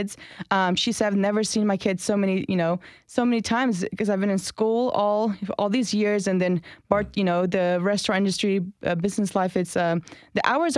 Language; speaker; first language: English; early bilingual, other home language; Kurdish